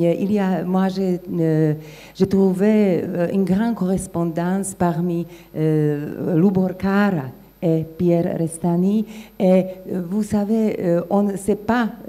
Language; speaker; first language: French; non-native, fluent; Slovak